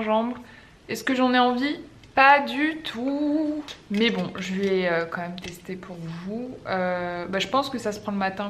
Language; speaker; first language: French; native; French